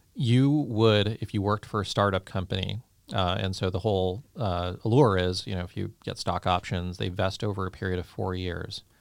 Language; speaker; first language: English; native; English